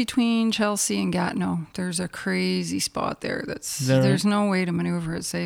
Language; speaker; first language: English; native; English